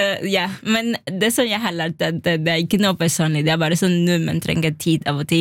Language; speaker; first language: Norwegian; non-native, fluent; Spanish